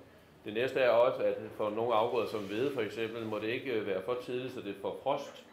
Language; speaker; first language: Danish; native; Danish